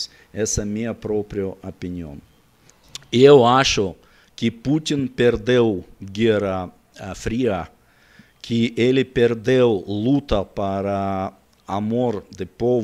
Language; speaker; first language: Portuguese; non-native, learner; Russian